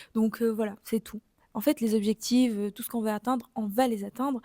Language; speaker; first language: French; native; French